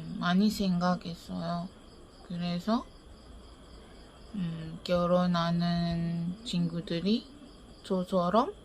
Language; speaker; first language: Korean; non-native, learner; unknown